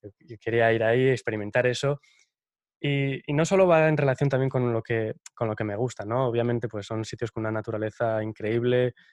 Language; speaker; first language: Spanish; native; Spanish